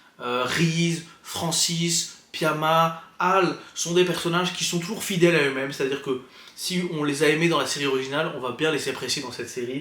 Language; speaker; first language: French; native; French